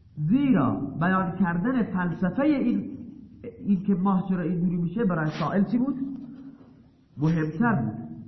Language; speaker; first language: Persian; non-native, local second language; Baluchi